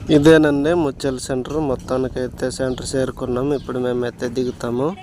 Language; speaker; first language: Telugu; non-native, local second language; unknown